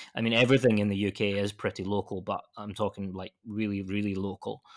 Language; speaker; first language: English; native; English